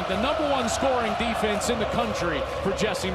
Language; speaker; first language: English; native; English